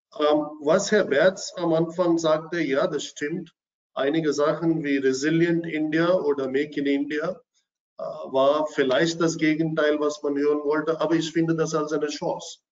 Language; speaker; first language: German; non-native, fluent; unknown